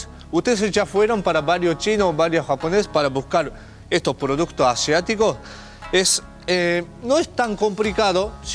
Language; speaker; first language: Spanish; non-native, learner; Japanese